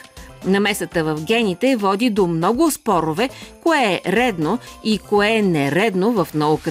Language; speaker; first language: Bulgarian; native; Bulgarian